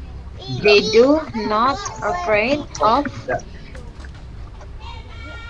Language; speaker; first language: English; non-native, learner; Indonesian